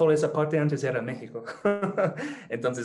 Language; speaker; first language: Spanish; non-native, fluent; English